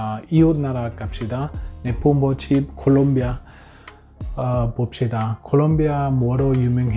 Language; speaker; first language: Korean; non-native, learner; English